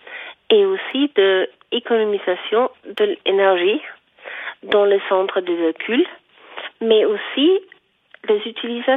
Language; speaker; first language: French; non-native, fluent; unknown